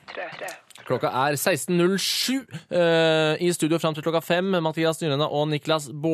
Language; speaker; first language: Norwegian; native; Norwegian